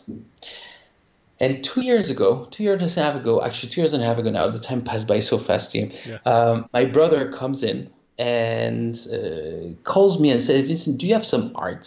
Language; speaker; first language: English; non-native, fluent; French